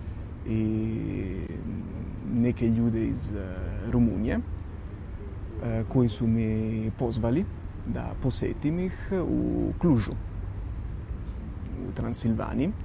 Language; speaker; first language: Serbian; non-native, fluent; Italian